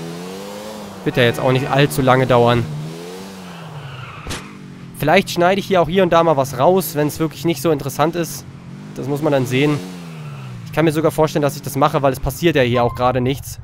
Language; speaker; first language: German; native; German